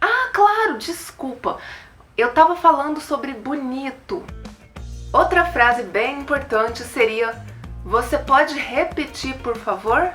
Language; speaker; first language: Portuguese; native; Portuguese